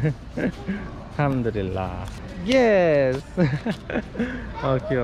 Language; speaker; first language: English; non-native, learner; Korean